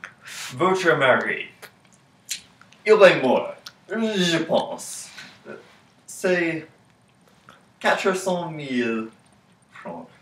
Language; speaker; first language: French; non-native, learner; English